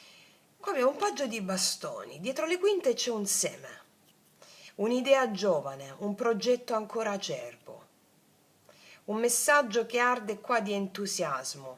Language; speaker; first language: Italian; native; Italian